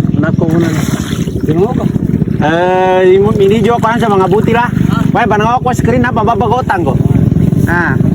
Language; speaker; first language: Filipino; non-native, local second language; Maguindanaon